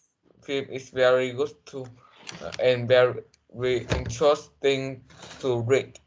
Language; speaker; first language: English; non-native, learner; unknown